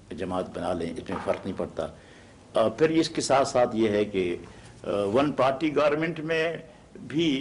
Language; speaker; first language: Urdu; non-native, local second language; Pashto